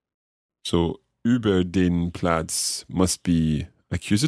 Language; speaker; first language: German; non-native, learner; English